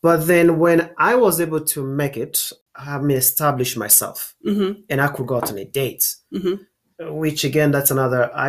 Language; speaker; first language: English; non-native, local second language; Kinyarwanda